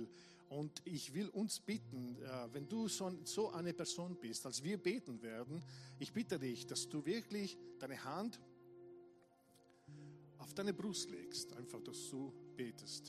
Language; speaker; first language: German; non-native, fluent; English